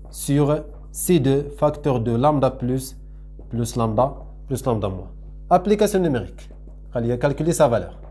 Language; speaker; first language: French; non-native, local second language; Arabic